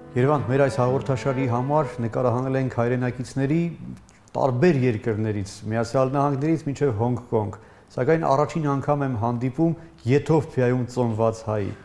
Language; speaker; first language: Armenian; native; Armenian